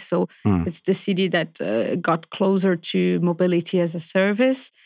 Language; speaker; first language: English; non-native, fluent; Portuguese